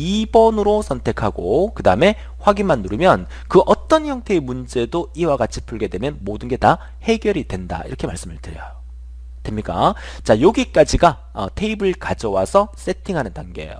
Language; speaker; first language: Korean; native; Korean